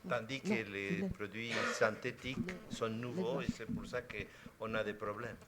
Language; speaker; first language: French; non-native, fluent; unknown